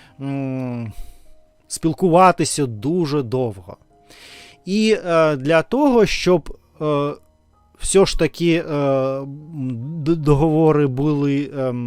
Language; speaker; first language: Ukrainian; non-native, learner; Russian